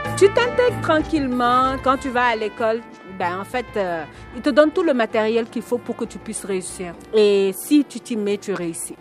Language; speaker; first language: French; non-native, local second language; Wolof